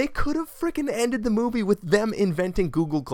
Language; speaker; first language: English; native; English